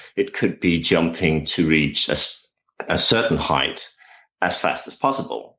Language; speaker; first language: English; non-native, fluent; Danish